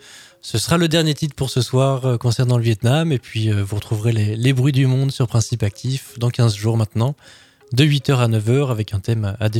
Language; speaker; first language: French; native; French